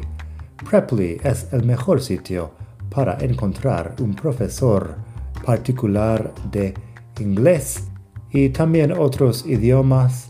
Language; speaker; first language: Spanish; non-native, fluent; English